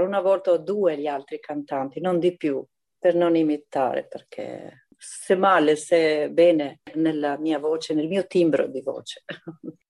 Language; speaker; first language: Italian; non-native, fluent; Albanian